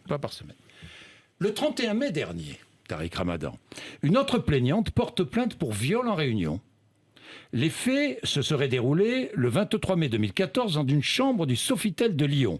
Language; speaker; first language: French; native; French